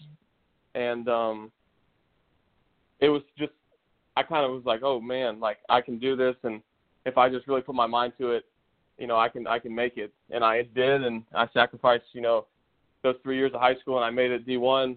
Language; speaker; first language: English; native; English